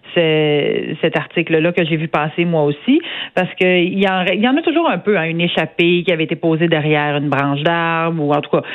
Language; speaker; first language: French; native; French